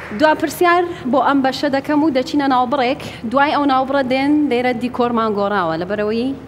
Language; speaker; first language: Central Kurdish; native; Central Kurdish